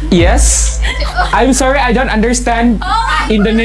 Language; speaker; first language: English; non-native, learner; Indonesian